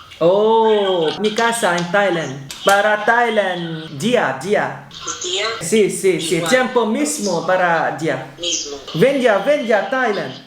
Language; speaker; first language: Spanish; non-native, learner; Thai